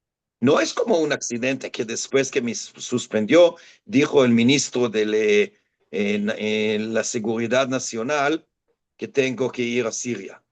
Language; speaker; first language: Spanish; non-native, fluent; Hebrew